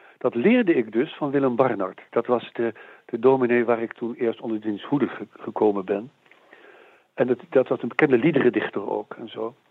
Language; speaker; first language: Dutch; native; Dutch